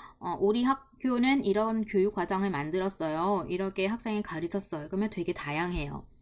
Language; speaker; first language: Korean; non-native, fluent; Vietnamese